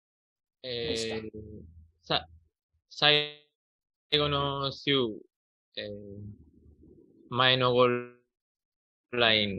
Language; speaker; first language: Japanese; non-native, learner; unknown